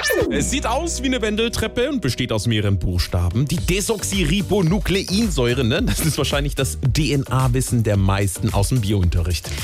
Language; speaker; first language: German; native; German